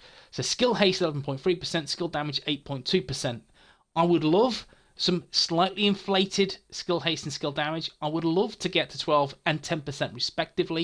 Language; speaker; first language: English; native; English